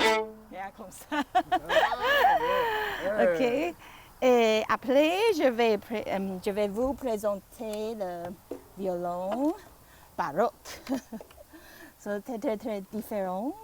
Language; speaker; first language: French; non-native, learner; Chinese